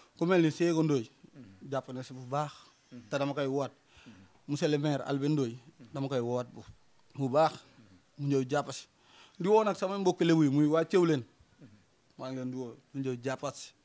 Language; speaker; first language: Wolof; native; Wolof